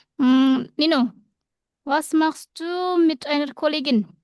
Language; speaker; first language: German; non-native, fluent; Indonesian